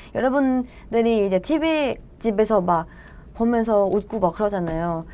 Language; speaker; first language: Korean; non-native, fluent; Thai